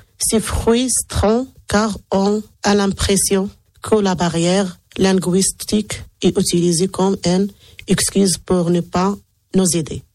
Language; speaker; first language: French; non-native, local second language; Arabic